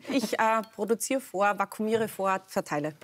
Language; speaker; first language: German; native; German